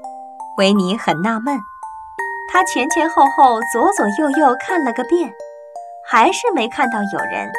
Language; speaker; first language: Chinese; native; Chinese